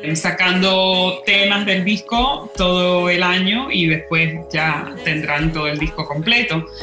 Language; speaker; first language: Spanish; early bilingual, heritage; Spanish